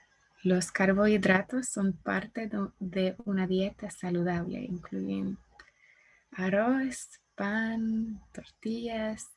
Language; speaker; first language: Spanish; non-native, learner; English